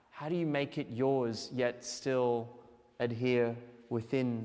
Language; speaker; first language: English; native; English